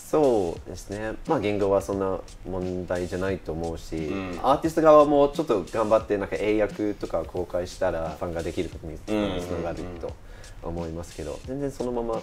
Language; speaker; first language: Japanese; non-native, fluent; English